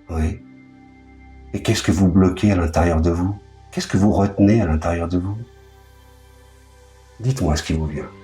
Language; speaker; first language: French; native; French